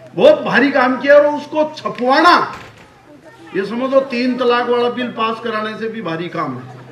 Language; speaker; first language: Hindi; non-native, local second language; Marwari